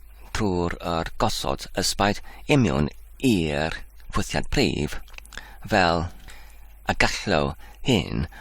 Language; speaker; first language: Welsh; non-native, learner; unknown